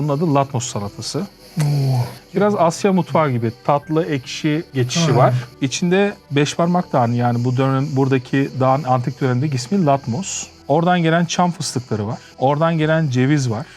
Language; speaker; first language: Turkish; native; Turkish